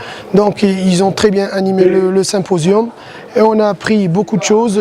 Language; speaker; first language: French; non-native, local second language; Arabic